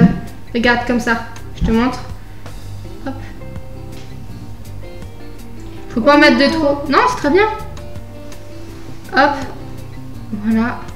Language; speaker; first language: French; native; French